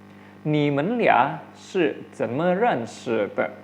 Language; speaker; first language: Chinese; non-native, fluent; Indonesian